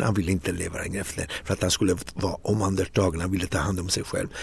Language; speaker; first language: Swedish; non-native, fluent; Italian